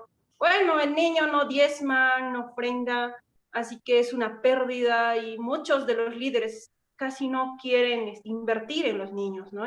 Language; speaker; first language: Spanish; non-native, local second language; Quechua